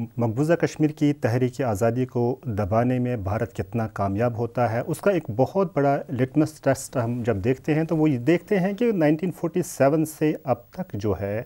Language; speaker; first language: Urdu; non-native, local second language; Kashmiri